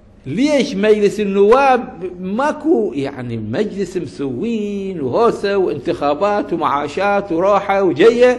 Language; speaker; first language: Arabic; native; Arabic